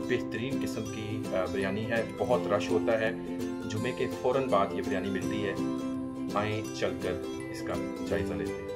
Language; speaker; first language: Hindi; native; Hindi